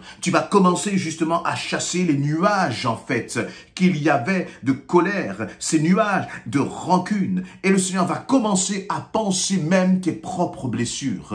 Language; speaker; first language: French; native; French